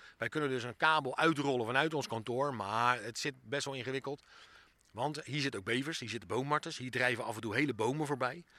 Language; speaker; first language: Dutch; native; Dutch